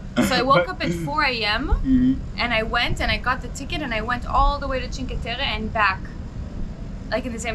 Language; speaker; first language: English; early bilingual, heritage; English